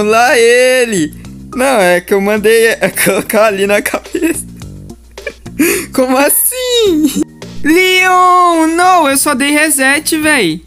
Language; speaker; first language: Portuguese; native; Portuguese